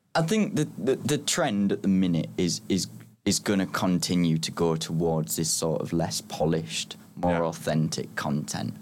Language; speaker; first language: English; native; English